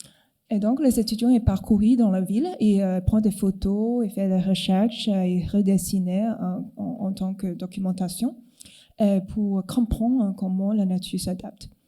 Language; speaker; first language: French; non-native, fluent; Cantonese